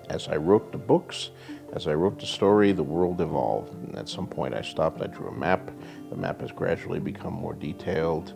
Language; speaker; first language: English; native; English